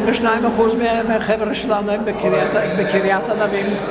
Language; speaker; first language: Hebrew; non-native, fluent; Yiddish